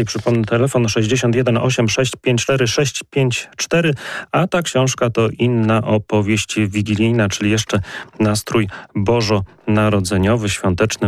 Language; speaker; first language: Polish; native; Polish